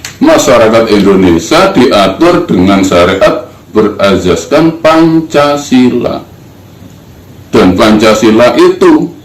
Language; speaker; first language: Indonesian; non-native, local second language; Javanese